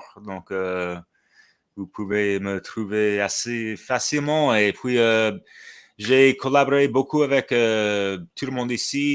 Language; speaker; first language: French; non-native, fluent; English